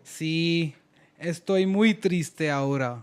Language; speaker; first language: Spanish; non-native, learner; Hindi